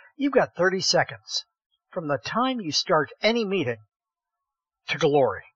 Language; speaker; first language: English; native; English